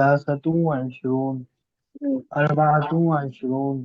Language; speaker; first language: Arabic; non-native, learner; Urdu